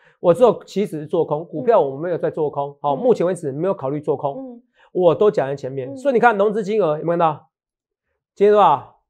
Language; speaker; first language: Chinese; native; Chinese